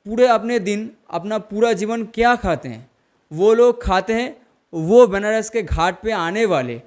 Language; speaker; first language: Hindi; non-native, local second language; Bangla